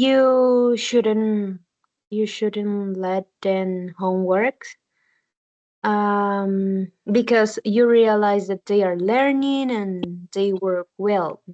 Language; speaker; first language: English; non-native, learner; Spanish